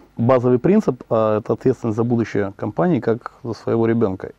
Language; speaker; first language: Russian; native; Russian